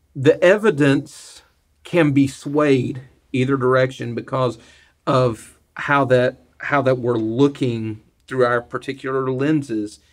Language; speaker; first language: English; native; English